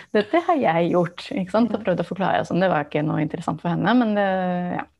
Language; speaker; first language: Norwegian; non-native, fluent; English